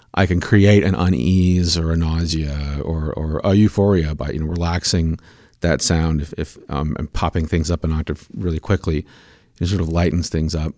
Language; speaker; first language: English; native; English